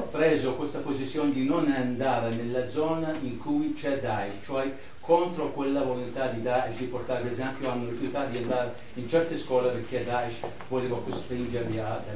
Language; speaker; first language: Italian; non-native, fluent; Arabic